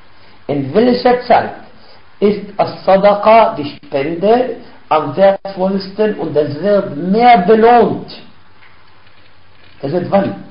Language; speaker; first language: German; non-native, fluent; Arabic